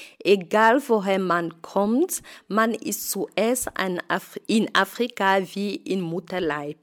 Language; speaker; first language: German; non-native, fluent; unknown